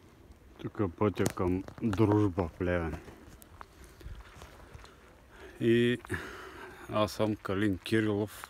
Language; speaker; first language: Bulgarian; native; Bulgarian